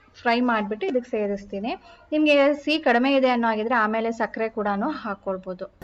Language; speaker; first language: Kannada; non-native, local second language; Marathi